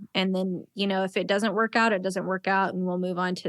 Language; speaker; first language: English; native; English